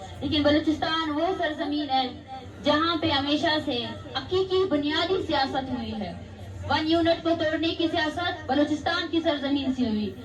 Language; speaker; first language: Urdu; non-native, local second language; Baluchi